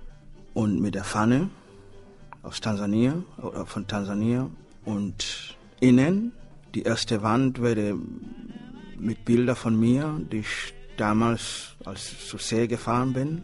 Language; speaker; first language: German; non-native, learner; Swahili